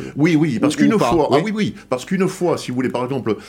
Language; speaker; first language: French; native; French